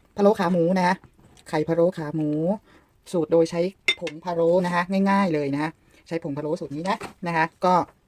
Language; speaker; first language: Thai; native; Thai